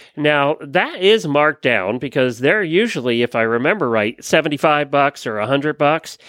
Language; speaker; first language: English; native; English